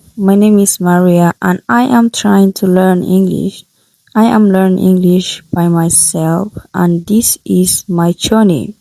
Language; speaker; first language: English; non-native, learner; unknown